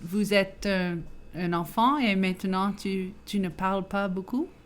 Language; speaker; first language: French; early bilingual, other home language; English